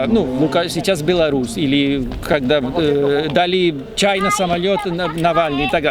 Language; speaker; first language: Russian; non-native, fluent; Spanish